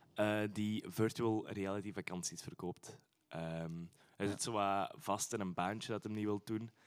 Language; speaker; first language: Dutch; native; Dutch